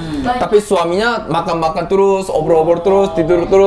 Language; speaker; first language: Indonesian; non-native, fluent; Korean